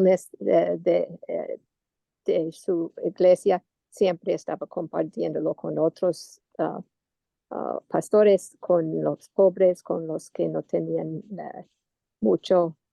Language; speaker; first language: Spanish; non-native, learner; English